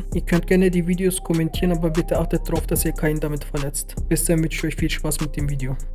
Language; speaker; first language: German; native; German